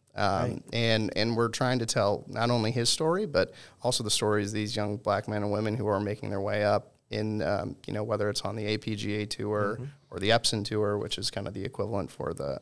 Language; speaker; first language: English; native; English